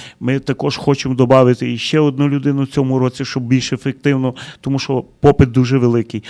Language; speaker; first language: Ukrainian; early bilingual, heritage; Ukrainian